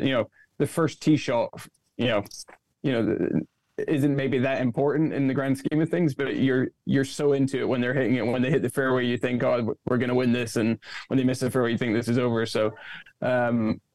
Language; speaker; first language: English; native; English